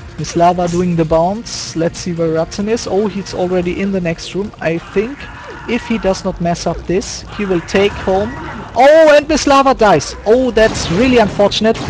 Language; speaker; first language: English; non-native, fluent; German